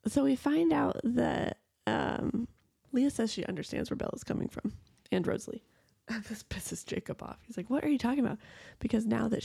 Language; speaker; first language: English; native; English